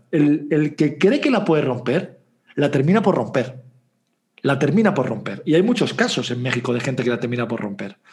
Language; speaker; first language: Spanish; native; Spanish